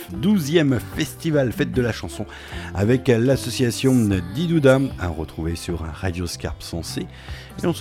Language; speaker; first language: French; native; French